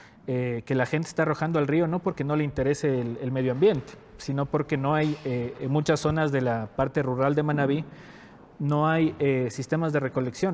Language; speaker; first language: Spanish; native; Spanish